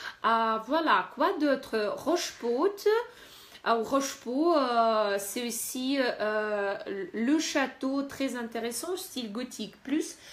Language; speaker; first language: French; non-native, fluent; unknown